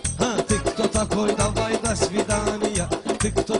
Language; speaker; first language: Russian; non-native, learner; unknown